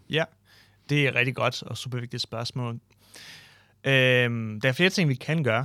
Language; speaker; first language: Danish; non-native, fluent; Ukrainian